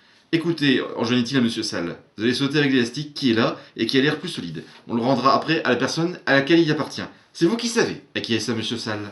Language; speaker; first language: French; native; French